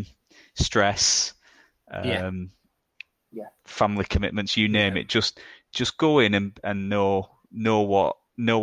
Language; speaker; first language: English; native; English